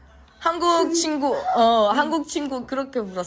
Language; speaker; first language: Korean; non-native, fluent; French